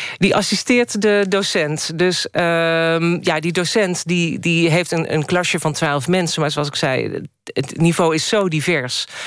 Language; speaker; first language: Dutch; native; Dutch